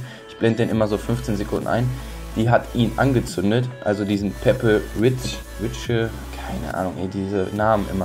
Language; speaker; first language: German; native; German